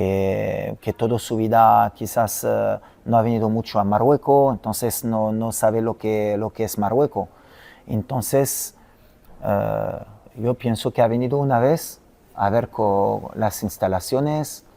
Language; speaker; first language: Spanish; non-native, fluent; French